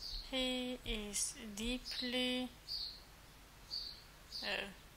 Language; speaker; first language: English; non-native, fluent; German